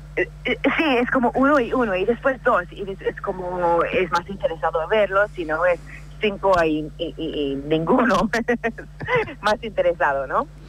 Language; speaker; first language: Spanish; non-native, fluent; English